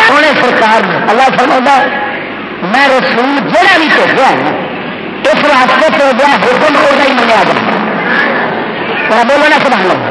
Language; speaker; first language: Urdu; non-native, local second language; Saraiki